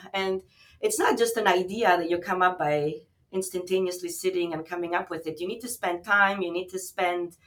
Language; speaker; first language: English; non-native, fluent; Albanian